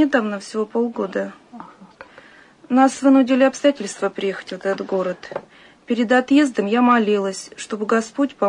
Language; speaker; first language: Russian; native; Russian